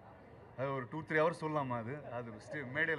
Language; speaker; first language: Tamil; non-native, learner; Telugu